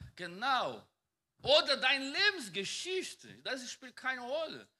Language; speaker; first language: German; non-native, fluent; Portuguese